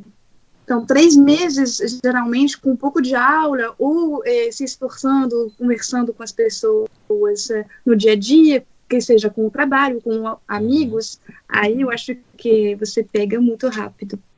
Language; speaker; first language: Portuguese; non-native, fluent; French